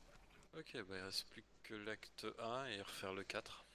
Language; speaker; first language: French; native; French